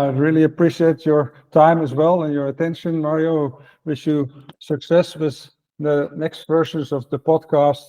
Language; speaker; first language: English; non-native, fluent; Dutch